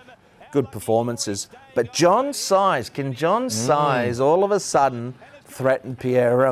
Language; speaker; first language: English; native; English